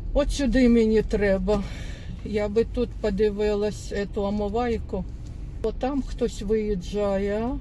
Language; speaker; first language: Ukrainian; non-native, local second language; Russian